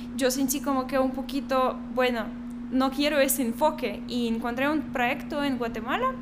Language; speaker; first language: Spanish; non-native, fluent; Russian